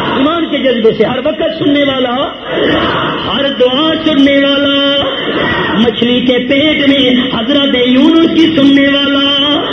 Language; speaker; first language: Urdu; non-native, local second language; Punjabi